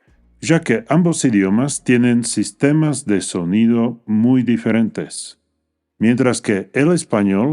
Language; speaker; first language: Spanish; non-native, fluent; English